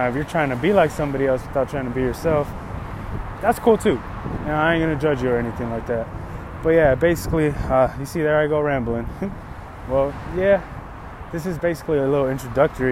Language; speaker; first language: English; native; English